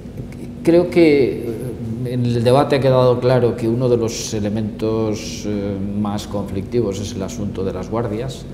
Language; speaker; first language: Spanish; native; Spanish